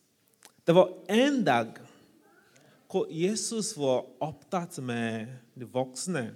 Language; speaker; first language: Norwegian; non-native, fluent; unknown